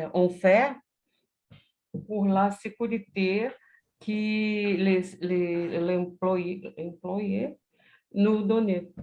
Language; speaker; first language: French; non-native, learner; Portuguese